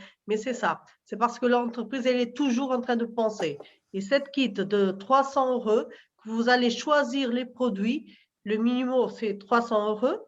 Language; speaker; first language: French; non-native, fluent; Portuguese